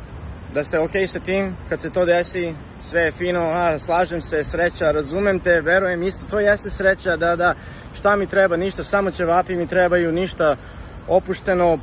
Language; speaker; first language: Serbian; early bilingual, heritage; Serbian